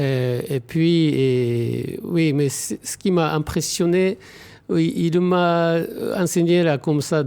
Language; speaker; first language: French; non-native, fluent; Japanese